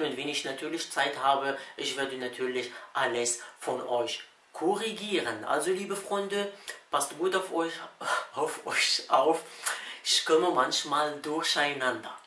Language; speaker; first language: German; non-native, fluent; Arabic